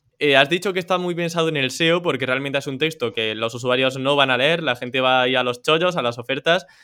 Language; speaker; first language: Spanish; native; Spanish